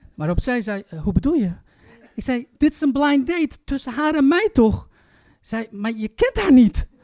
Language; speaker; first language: Dutch; early bilingual, other home language; Turkish